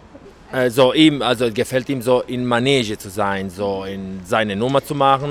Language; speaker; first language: German; non-native, learner; Italian